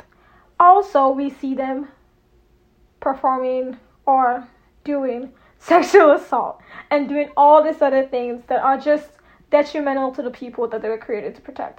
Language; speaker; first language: English; non-native, local second language; Yoruba